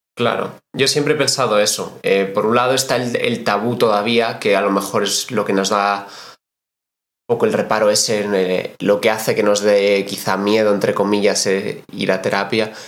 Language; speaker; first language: Spanish; native; Spanish